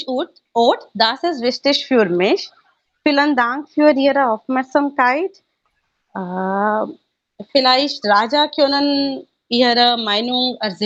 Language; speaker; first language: German; non-native, learner; Hindi